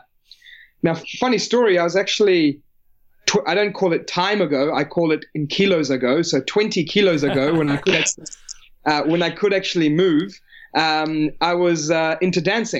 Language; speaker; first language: English; native; English